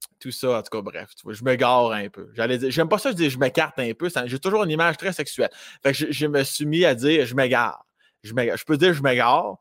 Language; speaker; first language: French; native; French